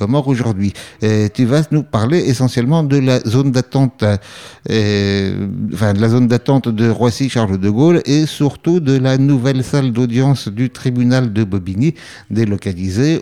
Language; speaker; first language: French; native; French